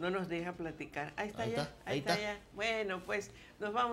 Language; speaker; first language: Spanish; native; Spanish